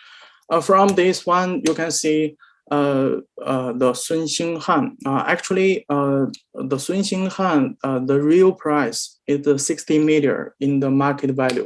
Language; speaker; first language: English; non-native, learner; Chinese